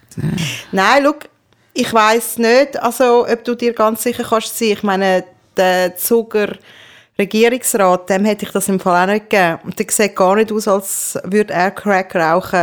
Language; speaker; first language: German; early bilingual, other home language; Persian